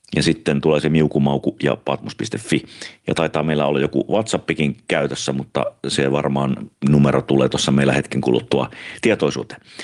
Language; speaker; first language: Finnish; native; Finnish